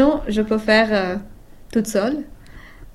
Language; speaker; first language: French; non-native, fluent; Persian